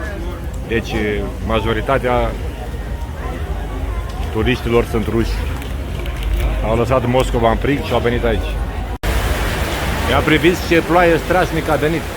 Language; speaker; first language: Romanian; native; Romanian